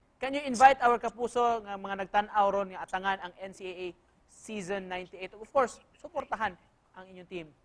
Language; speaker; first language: Cebuano; native; Cebuano